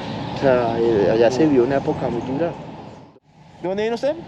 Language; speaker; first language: Spanish; native; Spanish